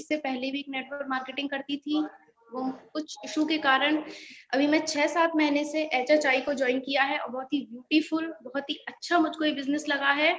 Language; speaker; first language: Hindi; native; Hindi